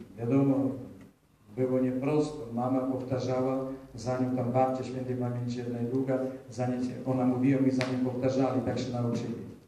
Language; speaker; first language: Polish; early bilingual, heritage; Polish